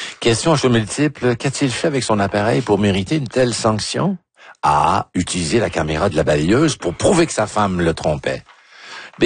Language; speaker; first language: French; native; French